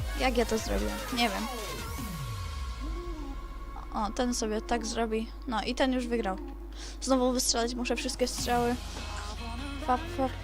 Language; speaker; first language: Polish; native; Polish